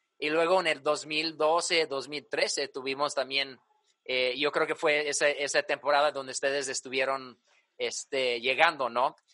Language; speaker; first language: Spanish; early bilingual, other home language; English